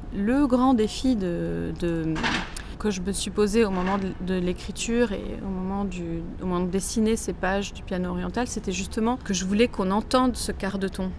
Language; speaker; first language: French; native; French